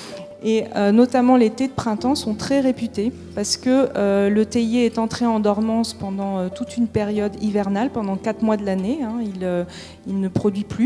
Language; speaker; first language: French; native; French